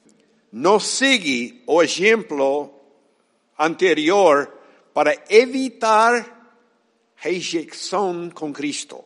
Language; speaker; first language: Portuguese; non-native, fluent; Spanish